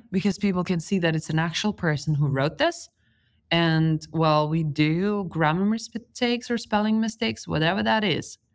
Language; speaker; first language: English; non-native, fluent; Lithuanian